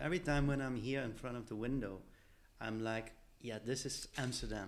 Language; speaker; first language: English; non-native, fluent; Dutch